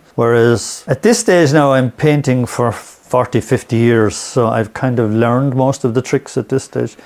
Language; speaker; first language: English; native; English